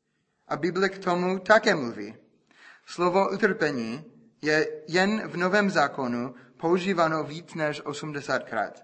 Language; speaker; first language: Czech; non-native, fluent; English